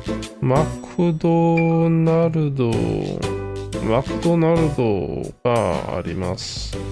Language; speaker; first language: Japanese; non-native, learner; English